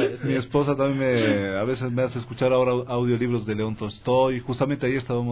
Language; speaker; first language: Spanish; native; Spanish